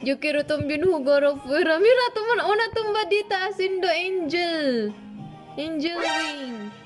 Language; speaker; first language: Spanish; non-native, learner; Filipino